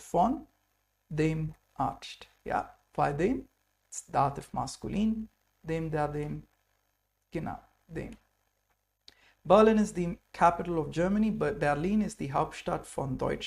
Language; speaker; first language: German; non-native, fluent; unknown